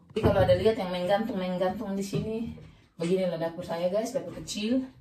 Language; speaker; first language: Indonesian; non-native, local second language; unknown